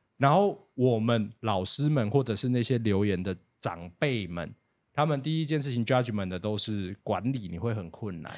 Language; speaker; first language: Chinese; native; Chinese